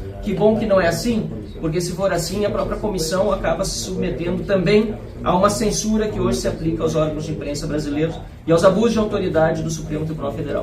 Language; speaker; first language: Portuguese; native; Portuguese